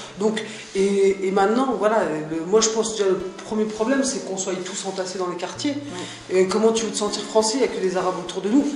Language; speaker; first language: French; early bilingual, other home language; Arabic